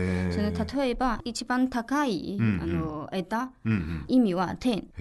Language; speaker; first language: Japanese; non-native, learner; Chinese